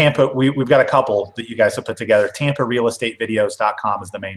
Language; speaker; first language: English; native; English